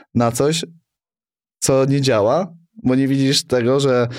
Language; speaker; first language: Polish; native; Polish